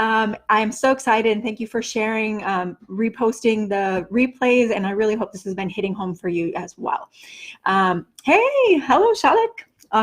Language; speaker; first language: English; native; English